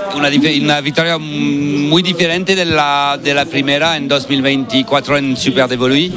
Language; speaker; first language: Spanish; non-native, learner; French